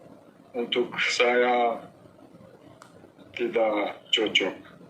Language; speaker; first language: Indonesian; non-native, learner; Romanian